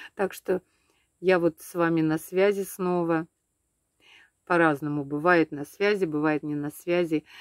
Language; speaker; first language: Russian; native; Russian